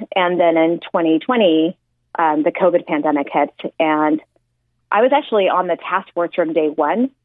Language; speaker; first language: English; native; English